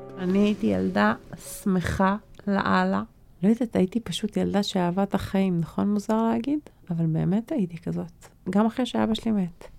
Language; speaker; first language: Hebrew; native; Hebrew